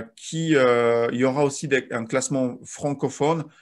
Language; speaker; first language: French; non-native, fluent; Polish